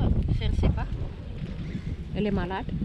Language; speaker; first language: French; non-native, learner; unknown